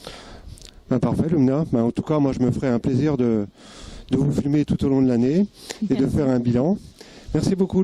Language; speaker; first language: French; native; French